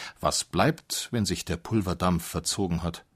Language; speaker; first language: German; native; German